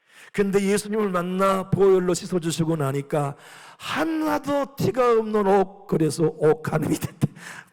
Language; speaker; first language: Korean; native; Korean